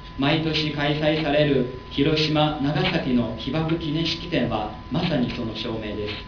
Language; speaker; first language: Japanese; non-native, learner; Chinese